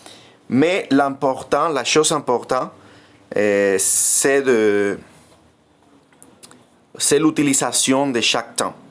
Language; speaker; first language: French; non-native, fluent; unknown